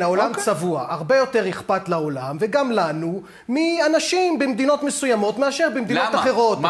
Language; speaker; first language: Hebrew; native; Hebrew